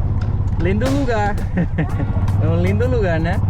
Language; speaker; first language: Portuguese; non-native, learner; English